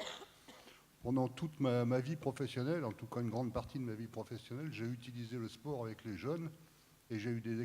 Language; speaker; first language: French; native; French